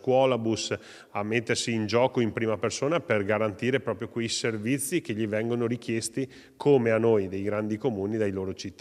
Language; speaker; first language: Italian; native; Italian